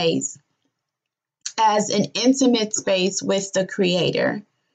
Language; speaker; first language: English; non-native, local second language; Yoruba